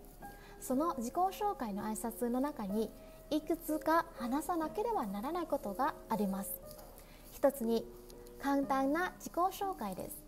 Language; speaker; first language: Japanese; non-native, fluent; Vietnamese